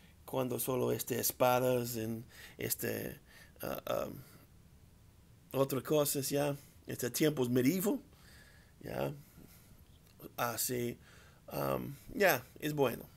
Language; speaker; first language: Spanish; non-native, learner; English